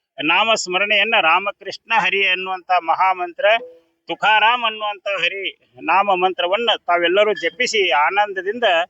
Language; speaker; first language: Kannada; native; Kannada